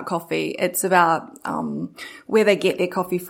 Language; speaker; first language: English; native; English